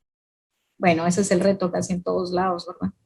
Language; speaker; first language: Spanish; native; Spanish